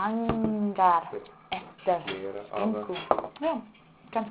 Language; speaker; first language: Icelandic; non-native, learner; English